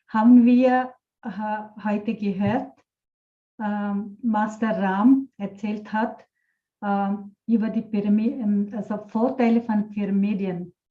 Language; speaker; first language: German; non-native, fluent; Telugu